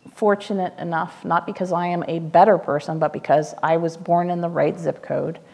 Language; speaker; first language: English; native; English